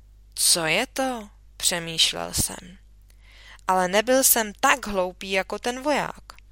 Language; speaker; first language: Czech; native; Czech